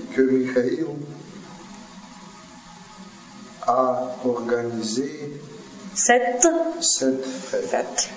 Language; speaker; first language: French; non-native, learner; Russian